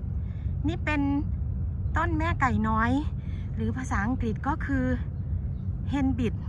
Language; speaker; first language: Thai; native; Thai